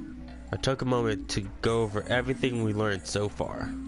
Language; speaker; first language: English; native; English